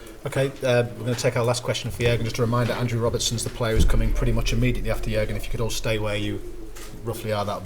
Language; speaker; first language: English; native; English